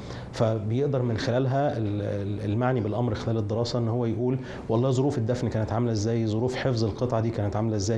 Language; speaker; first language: Arabic; native; Arabic